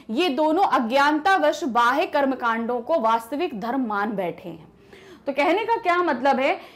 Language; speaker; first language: Hindi; native; Hindi